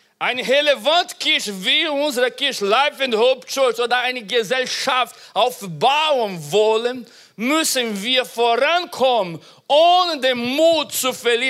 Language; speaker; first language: German; non-native, fluent; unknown